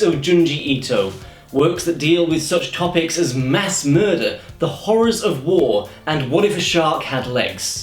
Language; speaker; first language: English; native; English